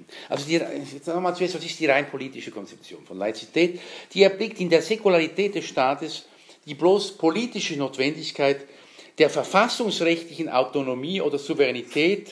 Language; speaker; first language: German; native; German